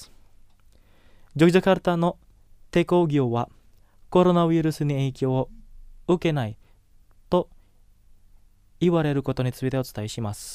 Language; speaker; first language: Japanese; non-native, fluent; Indonesian